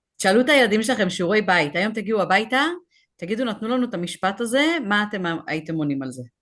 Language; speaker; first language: Hebrew; native; Hebrew